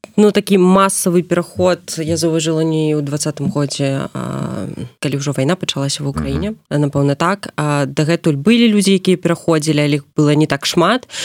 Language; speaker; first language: Belarusian; non-native, local second language; Russian